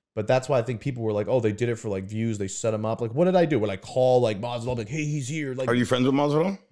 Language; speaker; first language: English; native; English